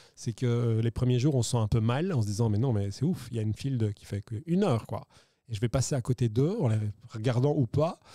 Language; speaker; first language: French; native; French